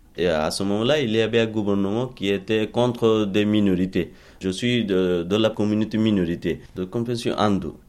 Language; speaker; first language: French; non-native, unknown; Bangla